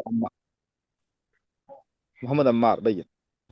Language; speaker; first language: Arabic; non-native, fluent; Urdu